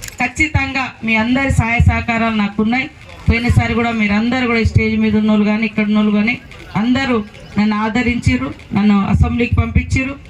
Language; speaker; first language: Telugu; non-native, local second language; Koya